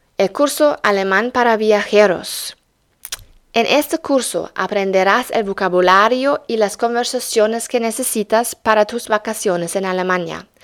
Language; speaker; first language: Spanish; non-native, fluent; German